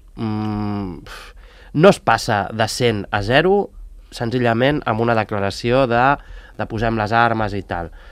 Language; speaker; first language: Catalan; native; Catalan